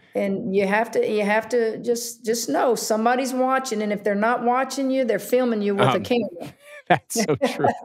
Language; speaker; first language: English; native; English